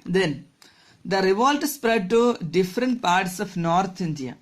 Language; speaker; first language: English; non-native, local second language; Malayalam